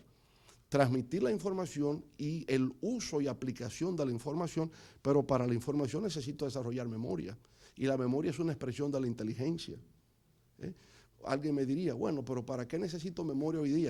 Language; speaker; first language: Spanish; native; Spanish